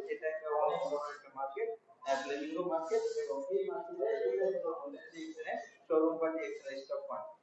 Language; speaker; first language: Bangla; native; Bangla